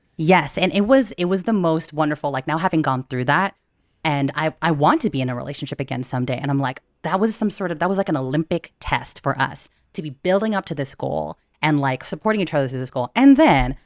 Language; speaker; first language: English; early bilingual, other home language; Filipino